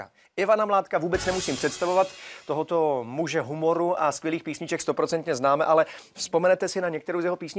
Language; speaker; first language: Czech; native; Czech